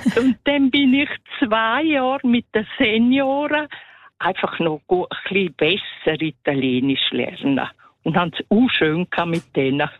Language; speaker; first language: German; native; German